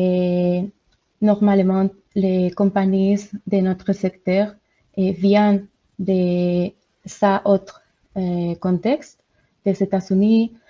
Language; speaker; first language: French; non-native, learner; Spanish